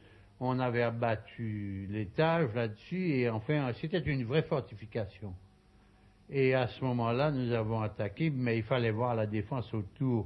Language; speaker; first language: French; native; French